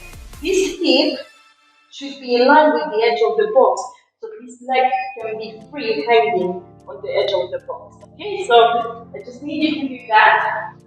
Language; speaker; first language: English; non-native, fluent; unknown